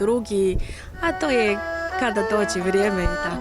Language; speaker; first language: Bosnian; non-native, learner; Chinese